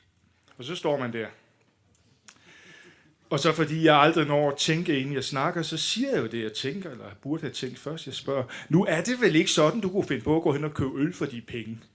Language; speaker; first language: Danish; native; Danish